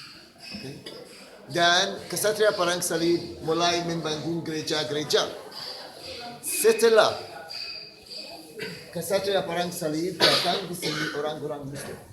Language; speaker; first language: Indonesian; non-native, fluent; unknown